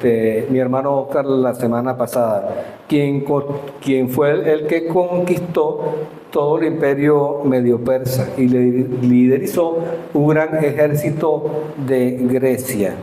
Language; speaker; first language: Spanish; native; Spanish